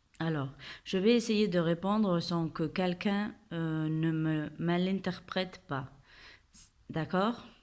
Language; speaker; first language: French; non-native, fluent; Spanish